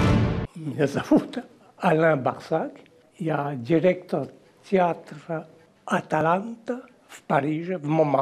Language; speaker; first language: Russian; non-native, learner; French